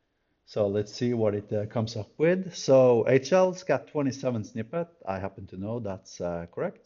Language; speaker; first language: English; non-native, fluent; Norwegian